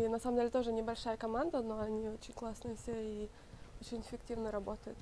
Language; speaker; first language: Russian; native; Russian